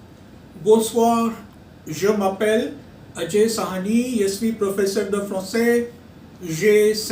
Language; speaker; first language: French; non-native, fluent; Hindi